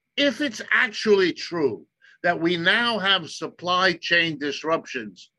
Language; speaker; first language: English; early bilingual, other home language; German